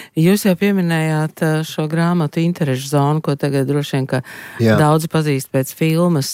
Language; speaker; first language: Latvian; native; Latvian